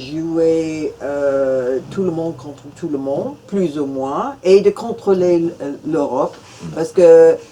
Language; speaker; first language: French; non-native, fluent; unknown